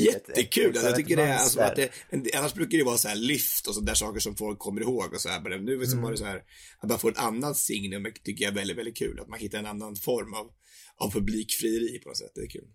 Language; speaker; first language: Swedish; native; Swedish